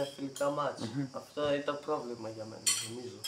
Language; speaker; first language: Greek; early bilingual, heritage; Greek